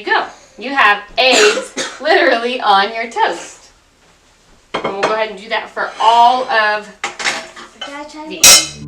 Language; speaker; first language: English; native; English